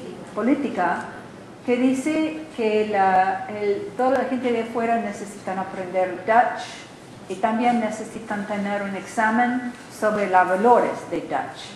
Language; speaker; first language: Spanish; non-native, learner; English